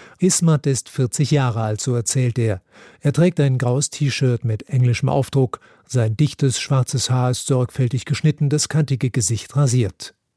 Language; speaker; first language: German; native; German